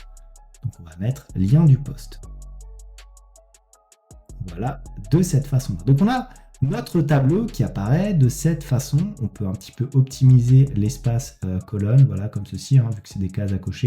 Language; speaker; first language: French; native; French